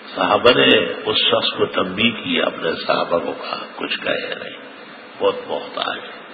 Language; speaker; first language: Urdu; non-native, local second language; Pashto